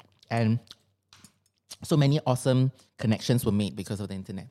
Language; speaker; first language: English; non-native, local second language; Chinese